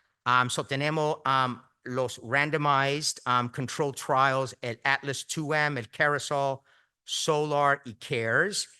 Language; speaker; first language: Spanish; early bilingual, heritage; Spanish